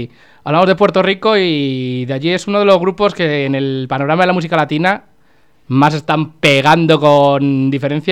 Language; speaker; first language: Spanish; native; Spanish